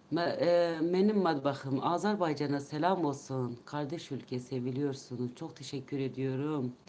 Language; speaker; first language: Turkish; non-native, local second language; Kurdish